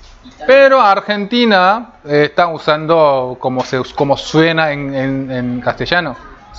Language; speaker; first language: Spanish; non-native, fluent; Korean